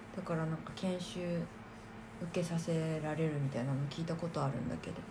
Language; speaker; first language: Japanese; native; Japanese